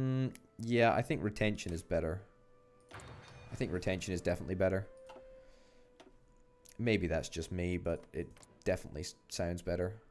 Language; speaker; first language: English; native; English